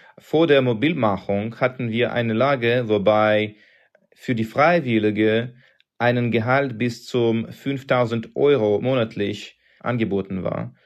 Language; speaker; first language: German; non-native, fluent; Russian